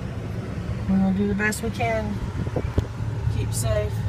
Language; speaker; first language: English; native; English